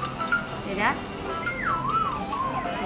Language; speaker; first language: English; non-native, learner; Khmer